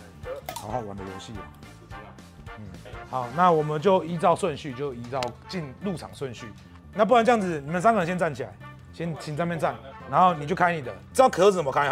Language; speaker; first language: Chinese; native; Chinese